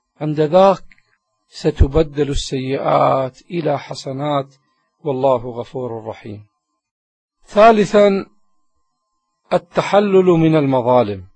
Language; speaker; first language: Arabic; native; Arabic